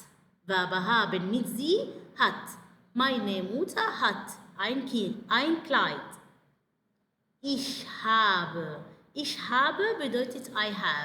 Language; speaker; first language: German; non-native, fluent; Arabic